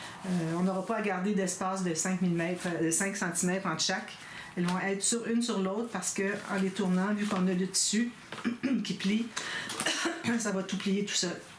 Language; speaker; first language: French; native; French